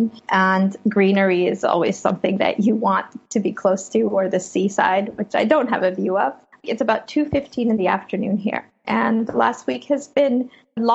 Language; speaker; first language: English; early bilingual, other home language; Persian